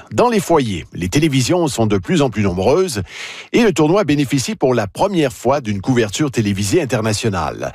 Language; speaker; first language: French; native; French